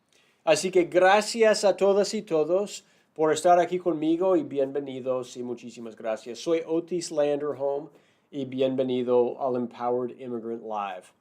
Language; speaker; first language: Spanish; non-native, fluent; English